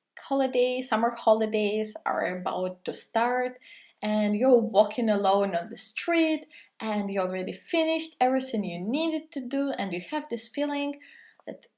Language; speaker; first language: English; non-native, fluent; Russian